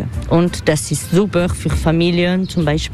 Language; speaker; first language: German; non-native, fluent; French